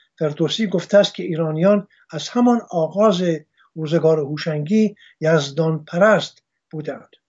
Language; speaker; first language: Persian; non-native, local second language; Armenian